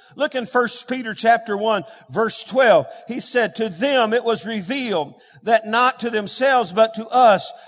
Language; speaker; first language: English; native; English